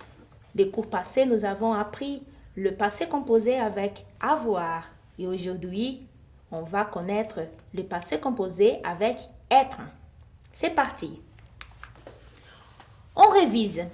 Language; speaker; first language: French; non-native, fluent; Portuguese